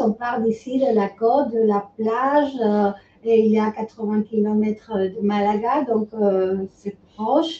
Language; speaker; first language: French; non-native, fluent; Spanish